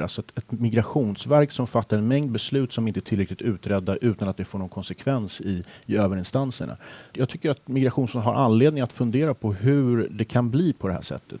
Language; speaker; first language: Swedish; native; Swedish